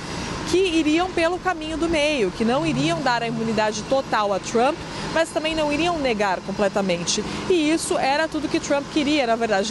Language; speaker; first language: Portuguese; native; Portuguese